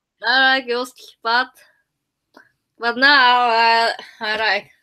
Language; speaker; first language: English; non-native, learner; Japanese